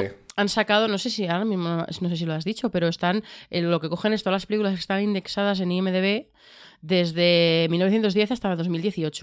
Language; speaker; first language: Spanish; native; Spanish